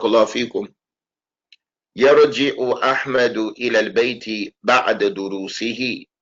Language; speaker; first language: Arabic; non-native, fluent; English